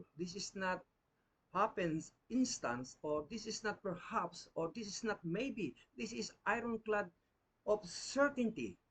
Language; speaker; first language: English; non-native, local second language; Filipino